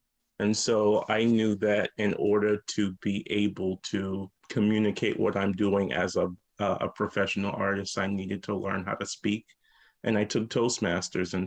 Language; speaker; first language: English; native; English